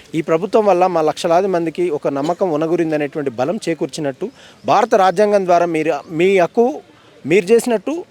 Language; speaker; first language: Telugu; native; Telugu